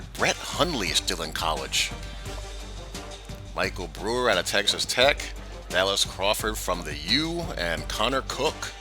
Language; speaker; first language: English; native; English